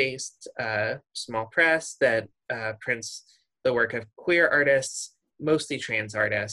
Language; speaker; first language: English; native; English